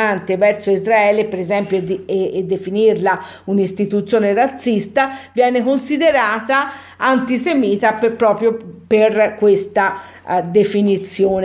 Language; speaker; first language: Italian; native; Italian